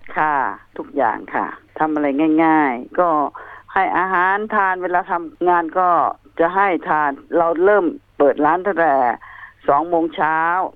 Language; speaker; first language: Thai; native; Thai